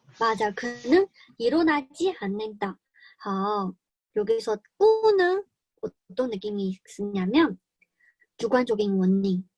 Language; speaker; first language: Korean; non-native, learner; Chinese